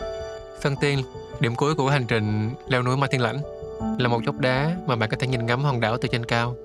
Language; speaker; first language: Vietnamese; native; Vietnamese